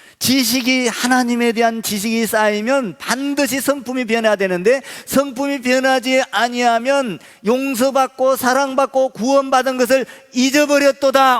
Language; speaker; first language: Korean; native; Korean